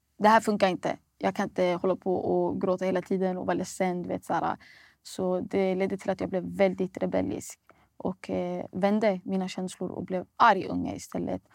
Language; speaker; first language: Swedish; early bilingual, other home language; Somali